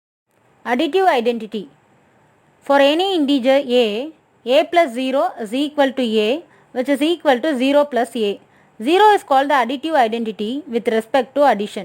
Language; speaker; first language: English; non-native, local second language; Tamil